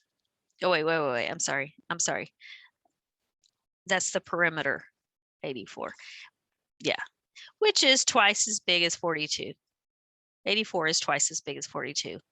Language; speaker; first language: English; native; English